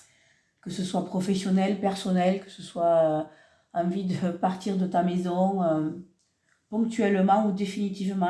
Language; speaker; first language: French; native; French